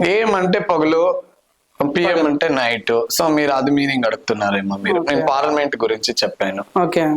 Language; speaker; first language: Telugu; non-native, local second language; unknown